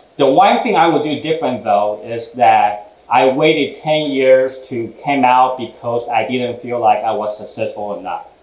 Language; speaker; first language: English; early bilingual, other home language; Chinese